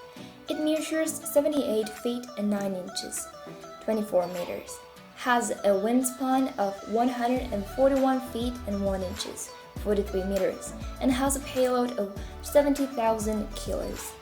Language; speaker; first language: English; non-native, fluent; Spanish